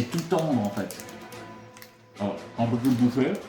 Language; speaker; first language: French; native; French